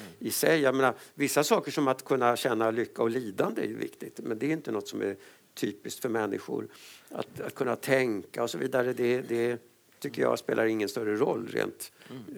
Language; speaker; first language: Swedish; native; Swedish